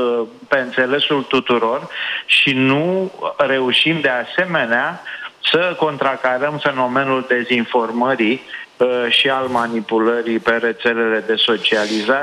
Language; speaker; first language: Romanian; native; Romanian